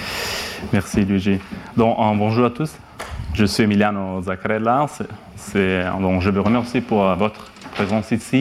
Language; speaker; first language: French; non-native, fluent; Italian